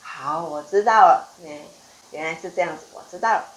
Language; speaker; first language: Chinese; non-native, fluent; Japanese